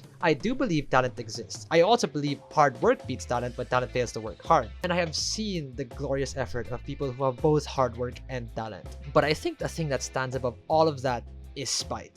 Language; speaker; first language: English; native; English